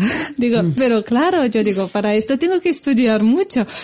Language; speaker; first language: Spanish; non-native, fluent; Romanian